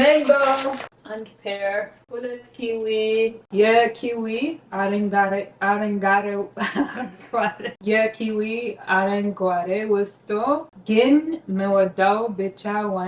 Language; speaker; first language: Amharic; non-native, learner; Arabic